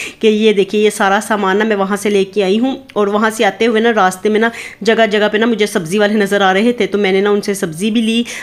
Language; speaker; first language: Urdu; native; Urdu